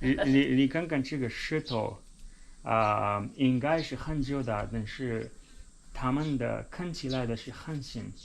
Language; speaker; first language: Chinese; non-native, learner; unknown